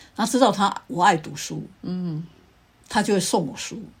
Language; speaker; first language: Chinese; non-native, local second language; Min Nan Chinese